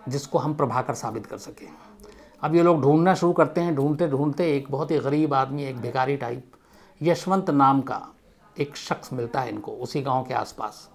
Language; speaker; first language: Hindi; native; Hindi